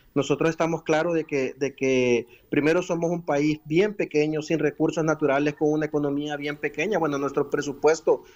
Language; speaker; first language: Spanish; native; Spanish